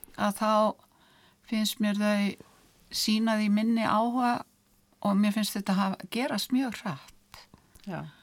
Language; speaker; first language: Icelandic; native; Icelandic